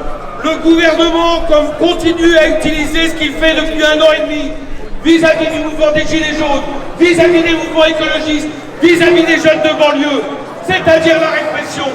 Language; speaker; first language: French; native; French